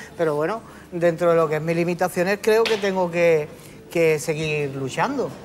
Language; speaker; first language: Spanish; native; Spanish